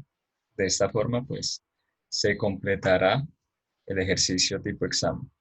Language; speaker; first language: Spanish; native; Spanish